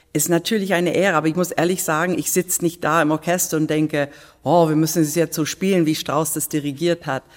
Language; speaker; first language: German; non-native, fluent; English